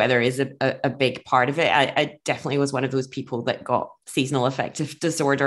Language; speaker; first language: English; native; English